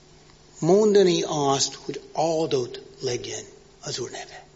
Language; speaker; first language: Hungarian; non-native, fluent; English